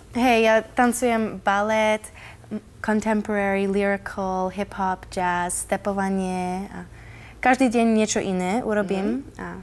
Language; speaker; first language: Slovak; early bilingual, heritage; Slovak